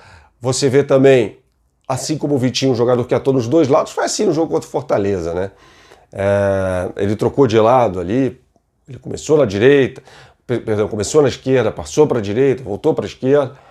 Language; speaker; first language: Portuguese; native; Portuguese